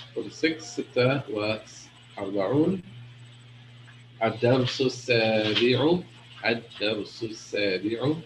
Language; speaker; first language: Arabic; non-native, fluent; English